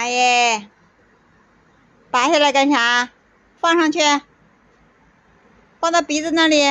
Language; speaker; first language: Chinese; native; Chinese